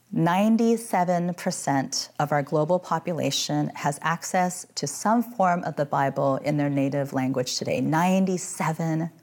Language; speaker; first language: English; native; English